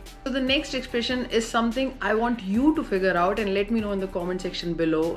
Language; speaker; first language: English; non-native, local second language; Hindi